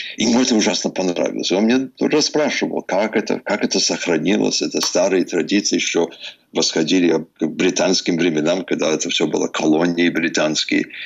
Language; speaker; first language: Russian; early bilingual, heritage; English